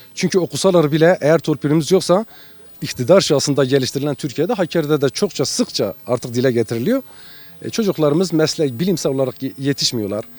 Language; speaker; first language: Turkish; non-native, local second language; Kurdish